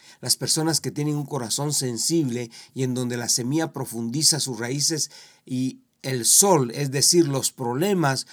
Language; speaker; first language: Spanish; native; Spanish